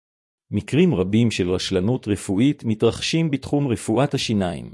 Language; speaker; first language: Hebrew; native; Hebrew